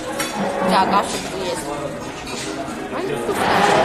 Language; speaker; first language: Russian; native; Russian